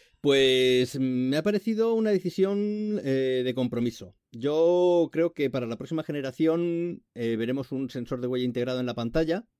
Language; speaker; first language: Spanish; native; Spanish